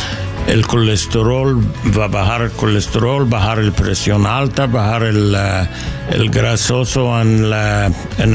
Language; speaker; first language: Spanish; non-native, learner; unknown